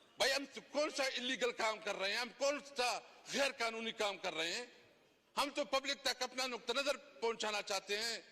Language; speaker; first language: Urdu; non-native, local second language; Pashto